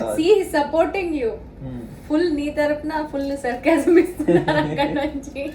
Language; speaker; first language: Telugu; non-native, fluent; Hindi